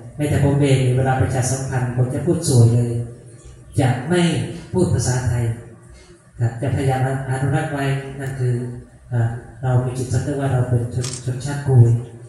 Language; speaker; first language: Thai; non-native, local second language; Lao